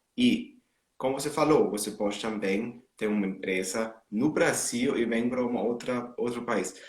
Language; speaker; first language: Portuguese; non-native, learner; German